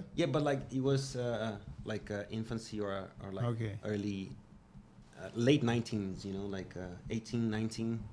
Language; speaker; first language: English; non-native, fluent; Portuguese